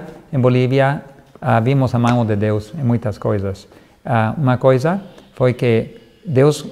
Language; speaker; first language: Portuguese; non-native, fluent; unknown